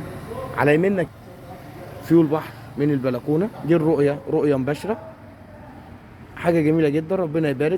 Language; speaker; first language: Arabic; native; Arabic